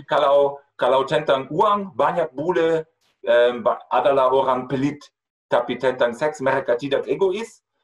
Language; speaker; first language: Indonesian; non-native, fluent; German